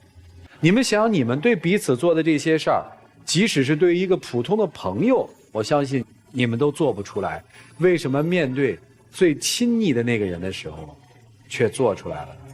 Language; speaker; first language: Chinese; native; Chinese